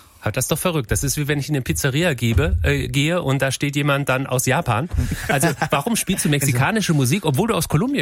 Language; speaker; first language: German; native; German